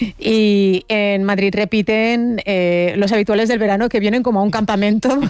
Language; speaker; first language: Spanish; native; Spanish